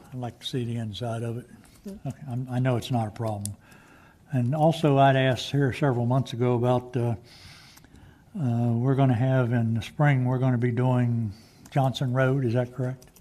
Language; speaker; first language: English; native; English